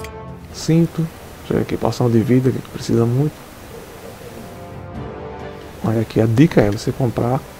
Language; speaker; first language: Portuguese; native; Portuguese